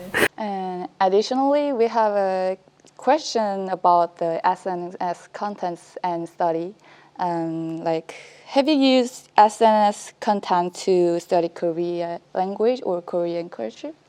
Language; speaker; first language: English; non-native, fluent; Korean